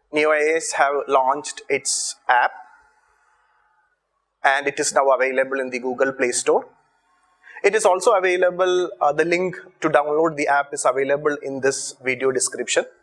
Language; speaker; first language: English; non-native, local second language; Malayalam